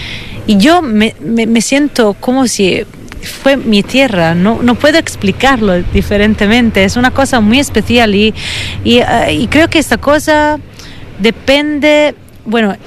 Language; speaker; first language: Spanish; non-native, fluent; Italian